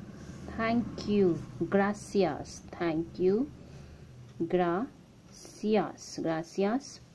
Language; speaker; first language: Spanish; non-native, learner; Hindi